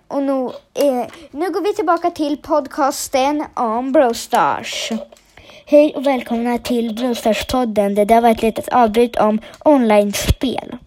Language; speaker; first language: Swedish; native; Swedish